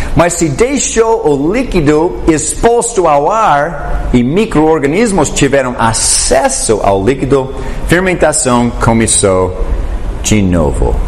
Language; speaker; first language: Portuguese; non-native, fluent; English